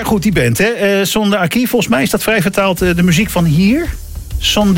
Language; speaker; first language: Dutch; native; Dutch